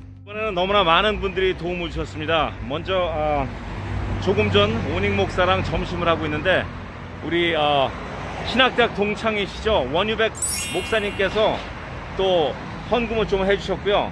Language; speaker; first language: Korean; native; Korean